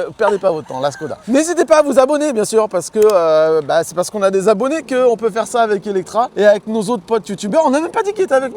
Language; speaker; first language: French; native; French